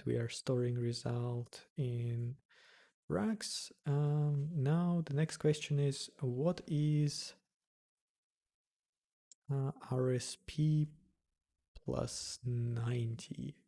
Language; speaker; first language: English; non-native, fluent; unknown